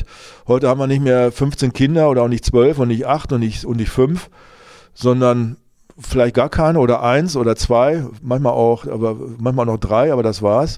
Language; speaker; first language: German; native; German